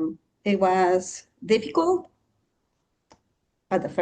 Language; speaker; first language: English; non-native, learner; Spanish